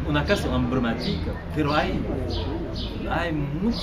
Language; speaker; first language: Spanish; non-native, learner; Haitian Creole